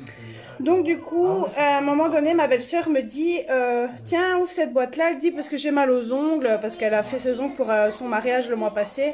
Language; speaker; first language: French; native; French